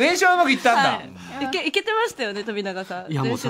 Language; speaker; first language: Japanese; native; Japanese